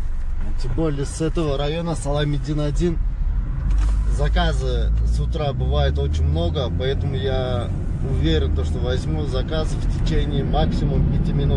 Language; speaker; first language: Russian; non-native, local second language; Kyrgyz